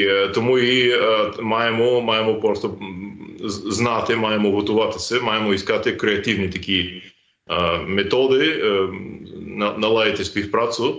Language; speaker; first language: Ukrainian; non-native, fluent; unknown